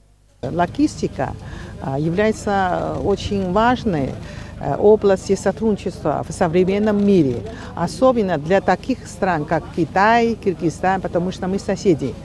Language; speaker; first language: Russian; non-native, fluent; Chinese